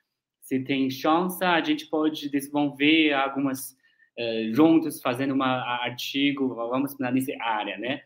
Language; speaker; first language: Portuguese; non-native, learner; Chinese